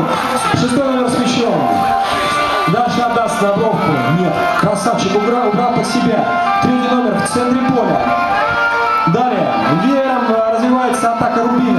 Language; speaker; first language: Russian; native; Russian